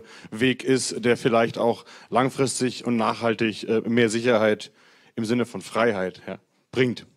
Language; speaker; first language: German; native; German